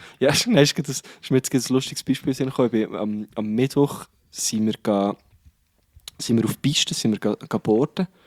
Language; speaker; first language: German; native; German